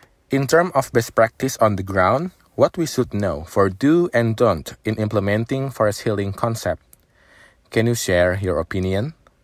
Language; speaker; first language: English; non-native, fluent; Indonesian